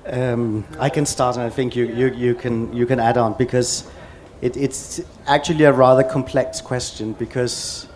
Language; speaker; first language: English; non-native, fluent; Danish